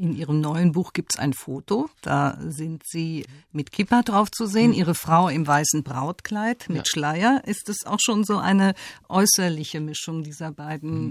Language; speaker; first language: German; native; German